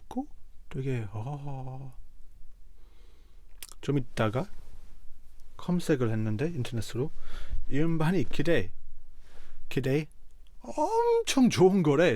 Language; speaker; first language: Korean; non-native, fluent; English